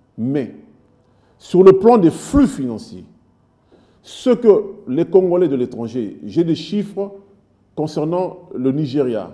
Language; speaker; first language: French; non-native, local second language; Lingala